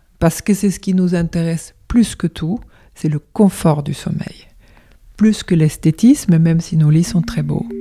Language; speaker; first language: French; non-native, fluent; Swedish